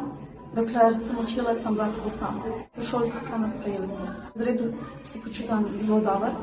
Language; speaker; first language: Slovenian; early bilingual, other home language; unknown